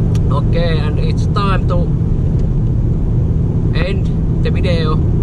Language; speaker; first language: English; non-native, learner; Finnish